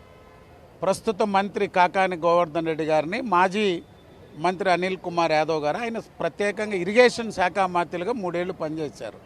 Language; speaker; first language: Telugu; native; Telugu